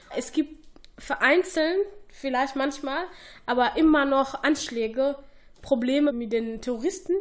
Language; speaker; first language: German; non-native, fluent; Somali